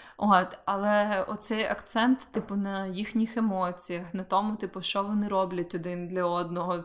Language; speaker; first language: Ukrainian; native; Ukrainian